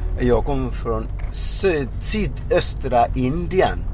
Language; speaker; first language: Swedish; non-native, fluent; Odia